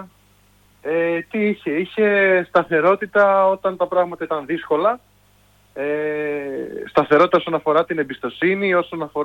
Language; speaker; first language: Greek; native; Greek